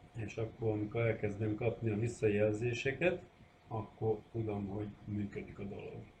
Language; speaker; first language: Hungarian; non-native, local second language; Croatian